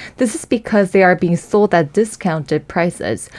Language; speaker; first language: English; non-native, fluent; Korean